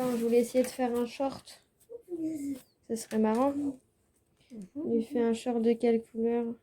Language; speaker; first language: French; native; French